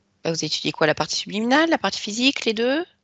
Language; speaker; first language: French; native; French